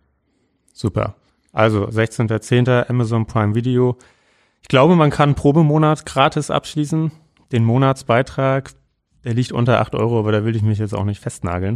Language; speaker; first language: German; native; German